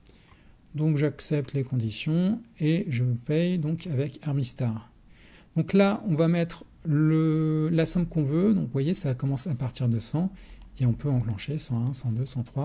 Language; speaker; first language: French; native; French